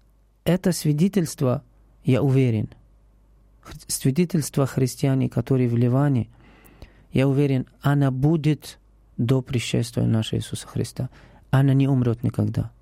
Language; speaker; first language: Russian; non-native, learner; Arabic